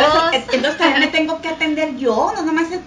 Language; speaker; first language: Spanish; native; Spanish